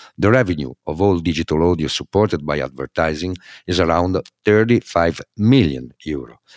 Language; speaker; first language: English; non-native, fluent; Italian